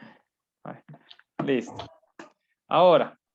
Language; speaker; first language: Spanish; native; Spanish